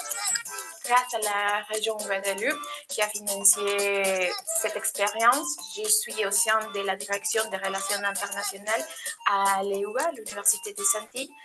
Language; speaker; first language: French; non-native, learner; Spanish